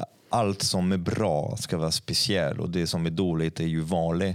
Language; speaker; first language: Swedish; non-native, fluent; French